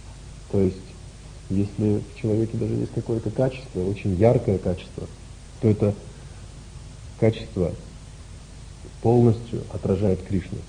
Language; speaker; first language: Russian; native; Russian